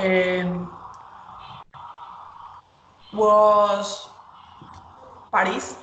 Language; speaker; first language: English; non-native, learner; Spanish